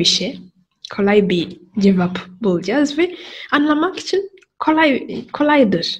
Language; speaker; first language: Turkish; non-native, learner; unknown